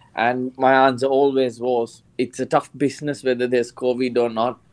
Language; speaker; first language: English; non-native, local second language; Sinhala